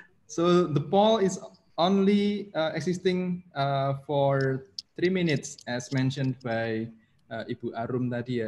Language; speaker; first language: English; non-native, fluent; Javanese